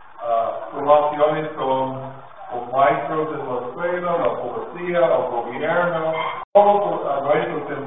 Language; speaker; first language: Spanish; non-native, learner; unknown